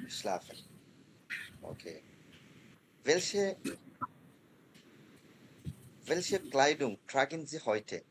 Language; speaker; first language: German; non-native, fluent; Bangla